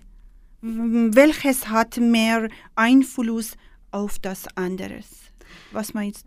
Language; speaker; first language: German; non-native, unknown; Persian